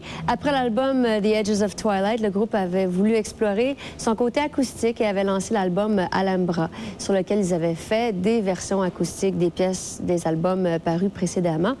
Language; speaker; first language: French; native; French